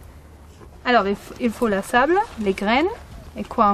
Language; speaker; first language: French; non-native, learner; German